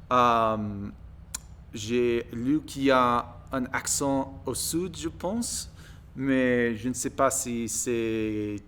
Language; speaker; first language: French; non-native, learner; English